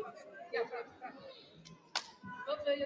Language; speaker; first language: Dutch; non-native, local second language; Papiamento